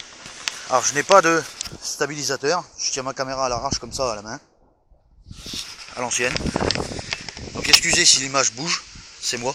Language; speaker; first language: French; native; French